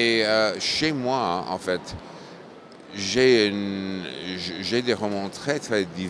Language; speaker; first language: French; non-native, fluent; English